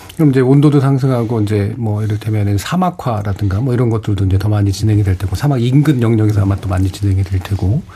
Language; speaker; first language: Korean; native; Korean